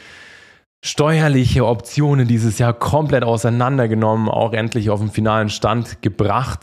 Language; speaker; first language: German; native; German